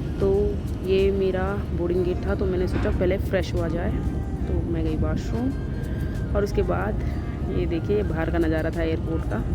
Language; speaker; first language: Hindi; native; Hindi